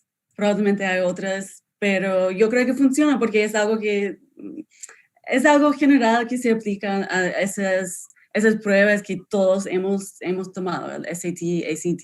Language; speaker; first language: Spanish; non-native, fluent; English